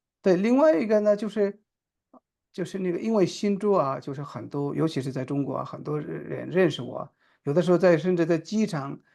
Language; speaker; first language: Chinese; non-native, local second language; Tibetan